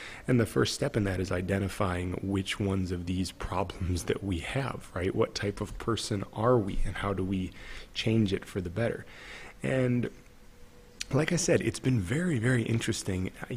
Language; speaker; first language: English; native; English